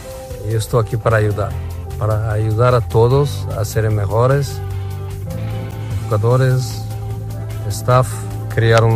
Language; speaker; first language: Spanish; non-native, fluent; Portuguese